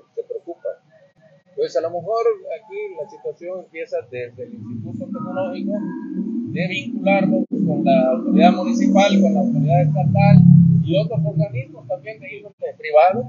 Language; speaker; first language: Spanish; native; Spanish